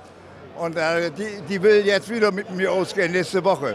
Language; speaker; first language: German; native; German